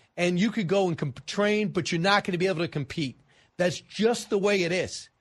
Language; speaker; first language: English; native; English